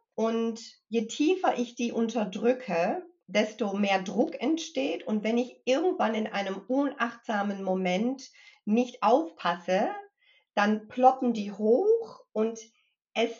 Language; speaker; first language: German; early bilingual, other home language; English